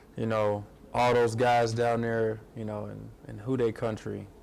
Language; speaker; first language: English; native; English